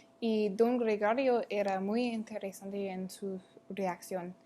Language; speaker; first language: Spanish; non-native, learner; English